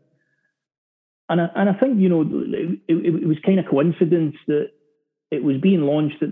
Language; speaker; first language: English; native; English